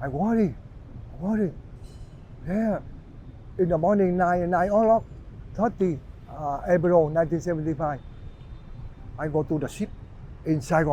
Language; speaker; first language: English; non-native, learner; Vietnamese